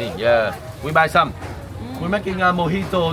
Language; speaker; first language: English; non-native, learner; Vietnamese